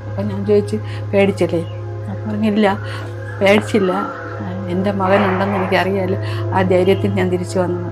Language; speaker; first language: Malayalam; native; Malayalam